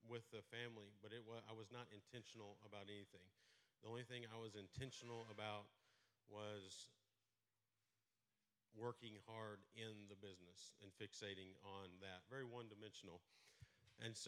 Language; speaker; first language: English; native; English